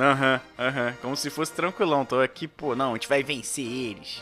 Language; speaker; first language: Portuguese; native; Portuguese